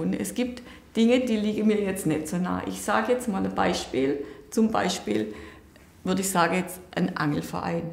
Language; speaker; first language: German; native; German